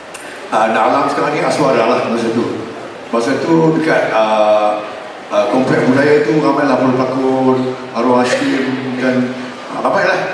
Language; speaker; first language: Malay; native; Malay